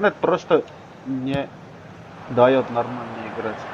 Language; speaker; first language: Russian; non-native, local second language; Armenian